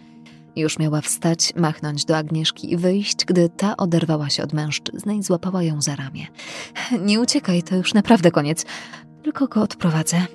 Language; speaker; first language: Polish; native; Polish